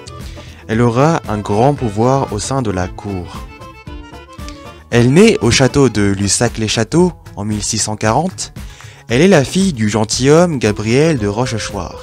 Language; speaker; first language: French; native; French